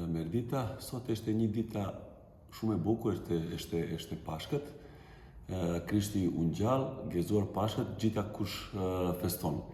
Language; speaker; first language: Albanian; non-native, learner; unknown